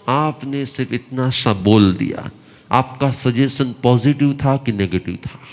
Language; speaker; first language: Hindi; non-native, local second language; Gujarati